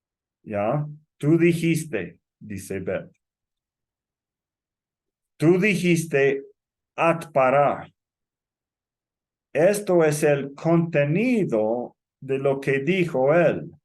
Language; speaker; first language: Spanish; non-native, fluent; English